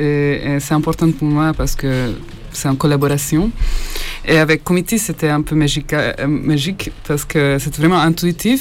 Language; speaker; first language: French; non-native, learner; Hungarian